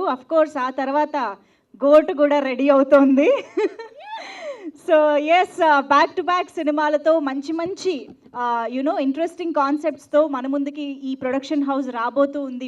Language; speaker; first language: Telugu; native; Telugu